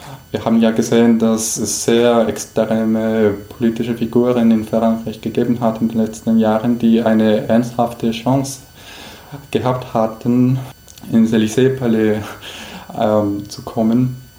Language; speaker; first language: German; non-native, fluent; Spanish